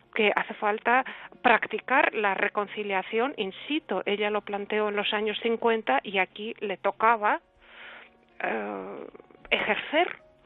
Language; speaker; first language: Spanish; early bilingual, other home language; Russian